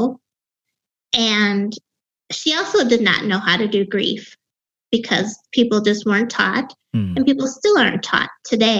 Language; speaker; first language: English; native; English